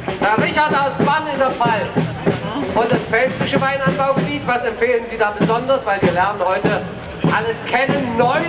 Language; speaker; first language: German; native; German